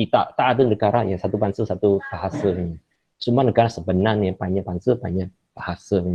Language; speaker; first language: Malay; non-native, local second language; Chinese